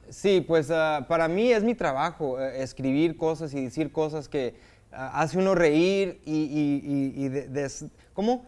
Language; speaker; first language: Spanish; early bilingual, heritage; Spanish